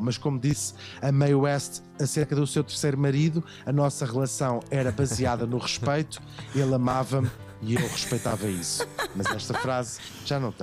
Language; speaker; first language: Portuguese; native; Portuguese